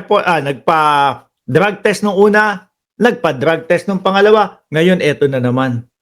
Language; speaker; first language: Filipino; native; Filipino